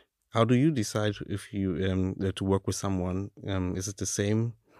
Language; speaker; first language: English; non-native, fluent; German